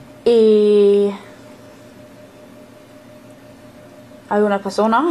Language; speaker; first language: Spanish; non-native, learner; English